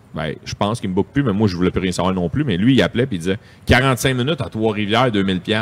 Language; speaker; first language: French; native; French